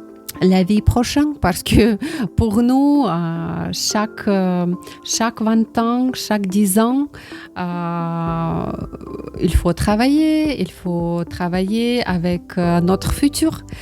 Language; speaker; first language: French; non-native, learner; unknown